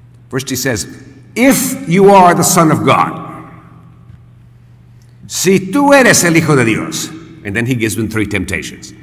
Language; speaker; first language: English; early bilingual, other home language; Spanish